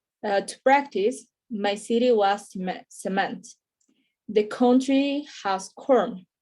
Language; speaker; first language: English; non-native, learner; Spanish